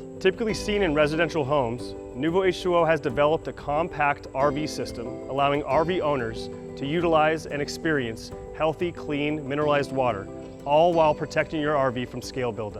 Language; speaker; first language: English; native; English